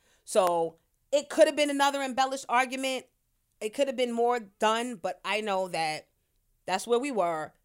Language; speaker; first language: English; native; English